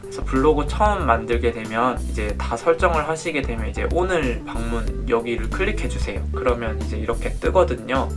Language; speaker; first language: Korean; native; Korean